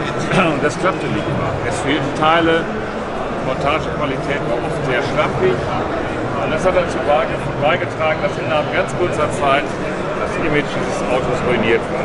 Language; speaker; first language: German; native; German